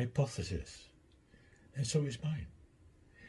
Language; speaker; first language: English; non-native, fluent; Dutch